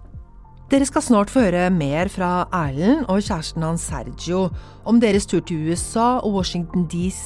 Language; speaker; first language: Norwegian; native; Norwegian